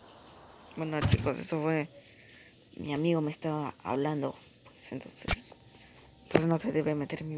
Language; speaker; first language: Spanish; native; Spanish